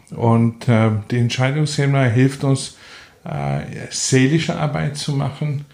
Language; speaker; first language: German; non-native, fluent; Afrikaans